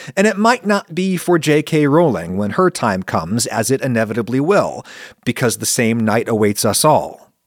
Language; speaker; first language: English; early bilingual, other home language; Italian